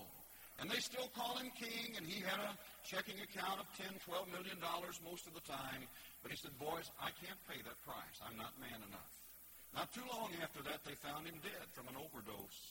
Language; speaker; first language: English; native; English